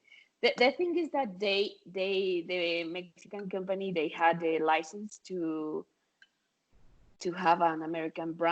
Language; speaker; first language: English; non-native, fluent; Spanish